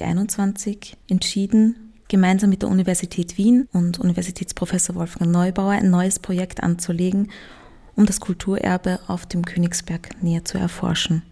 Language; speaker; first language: German; native; German